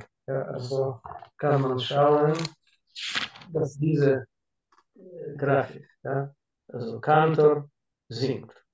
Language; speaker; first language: German; non-native, learner; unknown